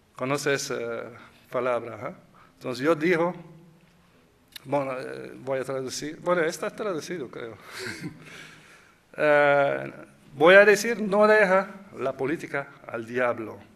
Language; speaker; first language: Spanish; non-native, fluent; Dutch